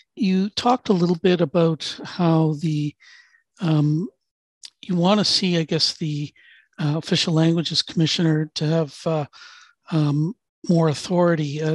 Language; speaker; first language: English; native; English